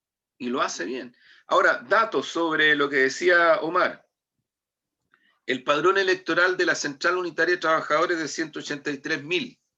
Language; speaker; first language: Spanish; native; Spanish